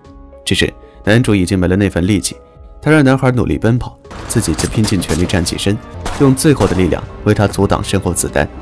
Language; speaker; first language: Chinese; native; Chinese